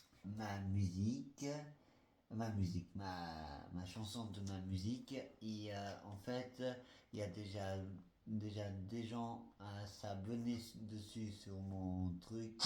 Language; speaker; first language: French; non-native, fluent; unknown